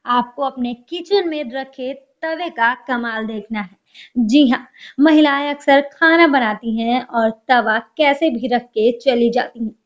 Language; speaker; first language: Hindi; native; Hindi